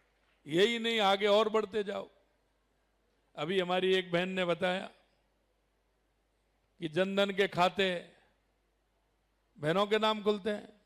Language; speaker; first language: Hindi; native; Hindi